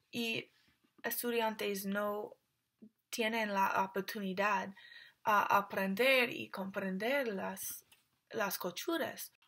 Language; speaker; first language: Spanish; non-native, learner; English